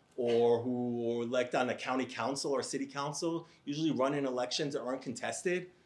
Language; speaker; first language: English; native; English